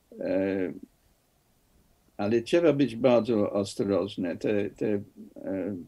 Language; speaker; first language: Polish; non-native, fluent; English